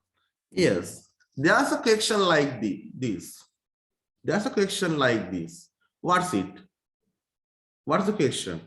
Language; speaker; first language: English; non-native, local second language; Sinhala